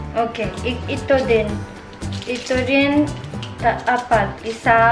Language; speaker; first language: Filipino; early bilingual, heritage; Filipino